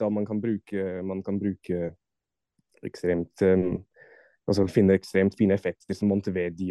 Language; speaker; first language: Norwegian; non-native, fluent; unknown